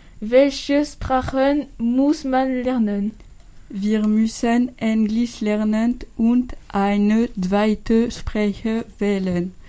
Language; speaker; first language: German; non-native, learner; French